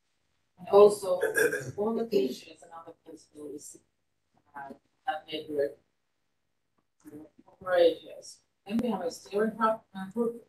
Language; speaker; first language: English; non-native, fluent; Finnish